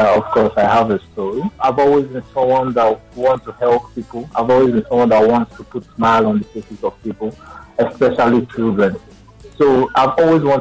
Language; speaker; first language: English; non-native, local second language; Igbo